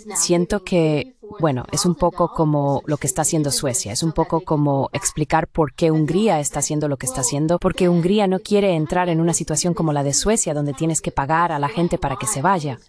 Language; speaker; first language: Spanish; non-native, fluent; Chinese